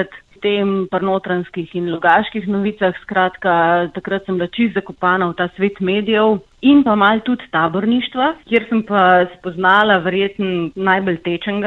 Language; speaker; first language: Slovenian; native; Slovenian